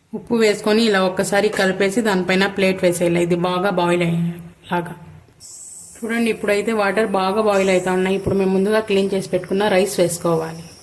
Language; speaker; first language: Telugu; non-native, local second language; Urdu